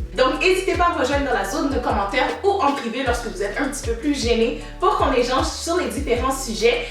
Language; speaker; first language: French; native; French